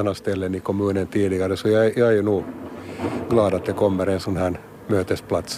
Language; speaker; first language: Swedish; native; Swedish